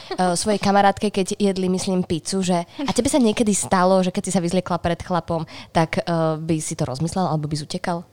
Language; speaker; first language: Slovak; native; Slovak